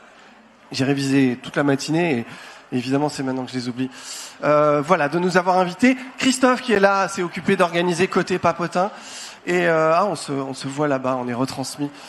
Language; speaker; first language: French; native; French